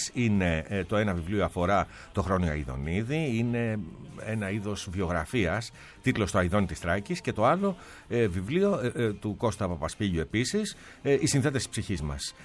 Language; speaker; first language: Greek; native; Greek